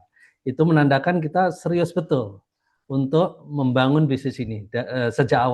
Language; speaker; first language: Indonesian; native; Indonesian